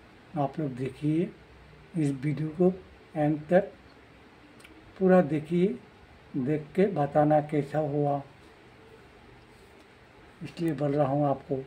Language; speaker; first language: Hindi; non-native, local second language; Bangla